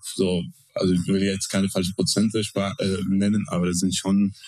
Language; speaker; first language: German; non-native, fluent; Arabic